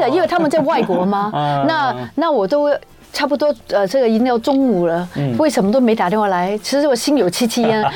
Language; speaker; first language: Chinese; native; Chinese